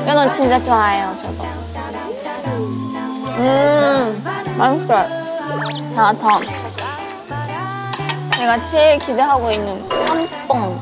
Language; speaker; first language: Korean; non-native, fluent; Japanese